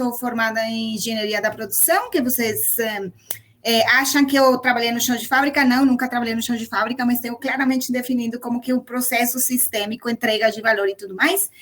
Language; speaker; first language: Portuguese; non-native, fluent; Spanish